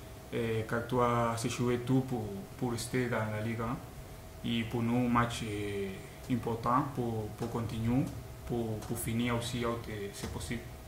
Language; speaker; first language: French; non-native, learner; Spanish